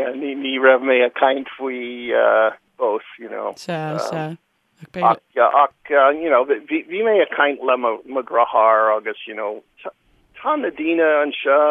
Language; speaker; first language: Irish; non-native, local second language; English